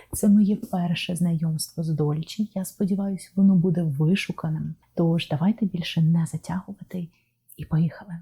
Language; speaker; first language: Ukrainian; non-native, local second language; Russian